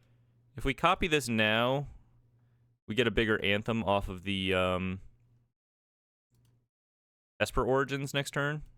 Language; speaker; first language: English; native; English